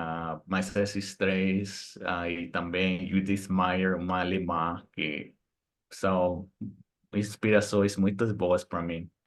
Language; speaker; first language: Portuguese; non-native, fluent; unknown